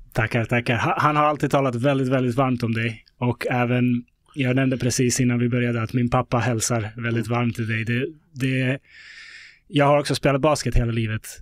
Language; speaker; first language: Swedish; early bilingual, other home language; Bosnian